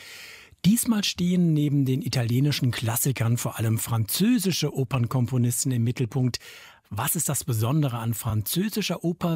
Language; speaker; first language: German; native; German